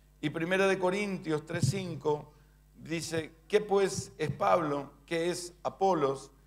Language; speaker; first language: Spanish; native; Spanish